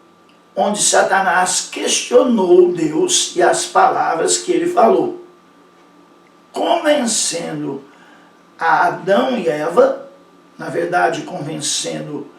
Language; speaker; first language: Portuguese; native; Portuguese